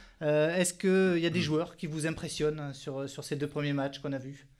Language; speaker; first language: French; native; French